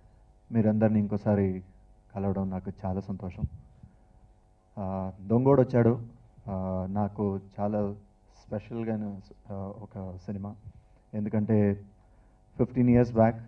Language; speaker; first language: Telugu; non-native, learner; Tamil